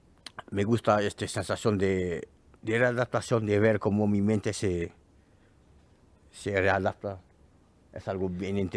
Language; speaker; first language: Spanish; non-native, learner; French